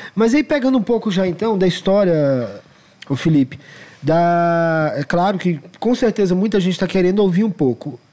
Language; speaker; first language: Portuguese; native; Portuguese